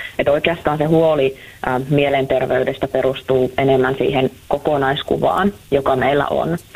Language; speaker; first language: Finnish; native; Finnish